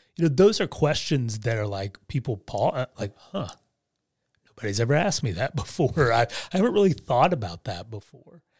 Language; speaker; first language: English; native; English